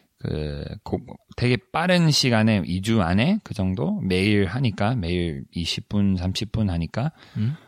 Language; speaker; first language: Korean; non-native, fluent; English